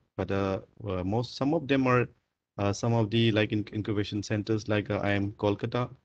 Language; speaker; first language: English; non-native, local second language; Manipuri